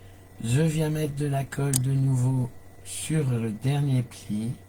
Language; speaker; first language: French; native; French